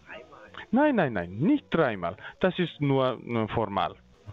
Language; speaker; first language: German; non-native, learner; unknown